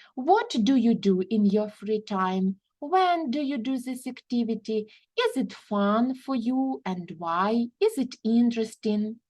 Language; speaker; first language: English; non-native, fluent; Ukrainian